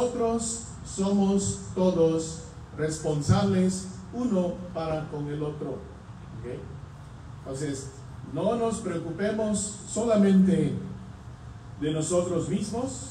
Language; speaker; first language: Spanish; non-native, fluent; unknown